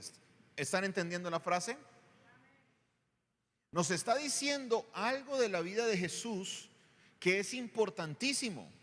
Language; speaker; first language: Spanish; native; Spanish